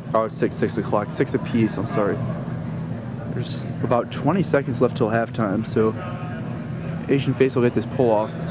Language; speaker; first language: English; native; English